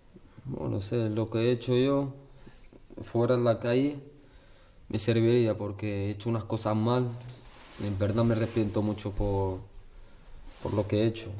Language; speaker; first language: Spanish; early bilingual, other home language; Arabic